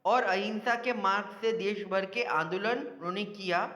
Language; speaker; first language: Hindi; non-native, local second language; Gujarati